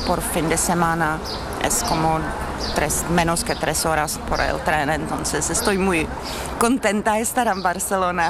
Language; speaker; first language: Spanish; non-native, fluent; Czech